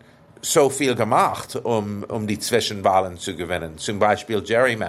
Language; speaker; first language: German; non-native, fluent; English